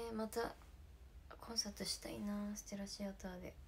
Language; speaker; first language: Japanese; native; Japanese